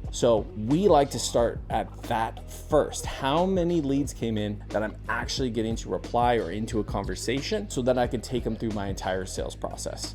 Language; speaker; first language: English; native; English